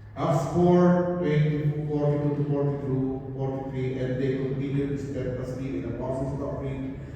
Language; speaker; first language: English; non-native, local second language; Filipino